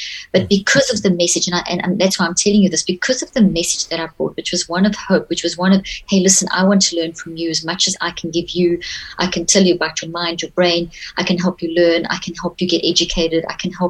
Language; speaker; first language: English; native; English